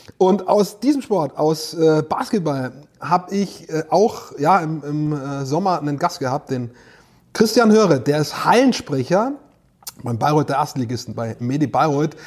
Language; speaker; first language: German; native; German